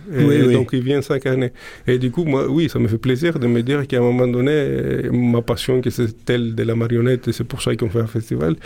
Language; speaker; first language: French; non-native, fluent; Greek